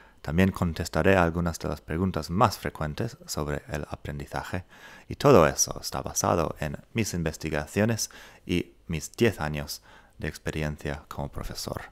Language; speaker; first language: Spanish; non-native, fluent; English